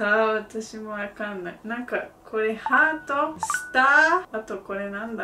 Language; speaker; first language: Japanese; non-native, fluent; Spanish